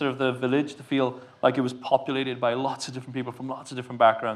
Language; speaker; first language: English; native; English